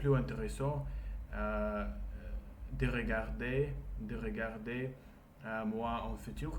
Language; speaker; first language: French; non-native, learner; Russian